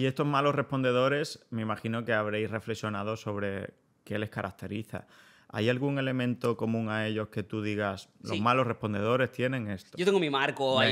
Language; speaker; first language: Spanish; native; Spanish